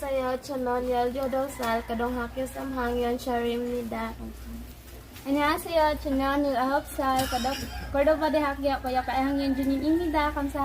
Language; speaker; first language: Korean; non-native, learner; Cebuano